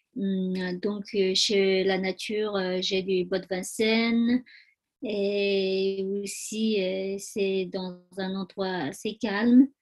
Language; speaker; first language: French; non-native, learner; Tibetan